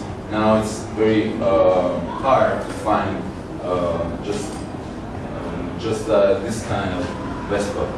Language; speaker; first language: English; non-native, learner; Italian